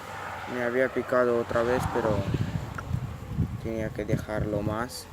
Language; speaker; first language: Spanish; non-native, local second language; Catalan